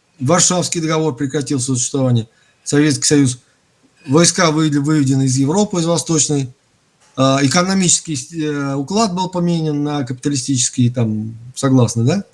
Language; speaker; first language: Russian; native; Russian